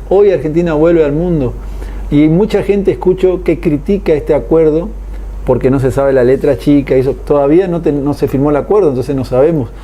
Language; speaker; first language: Spanish; native; Spanish